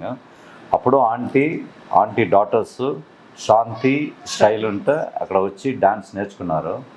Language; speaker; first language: Telugu; non-native, fluent; Tamil